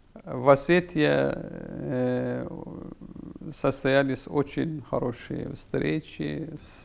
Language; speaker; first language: Russian; non-native, fluent; Persian